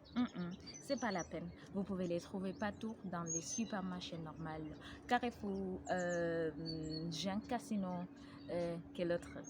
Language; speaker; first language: French; non-native, learner; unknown